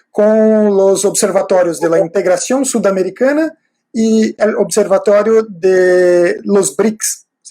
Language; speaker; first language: Spanish; non-native, fluent; Portuguese